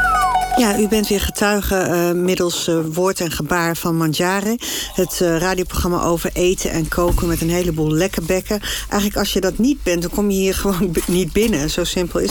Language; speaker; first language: Dutch; native; Dutch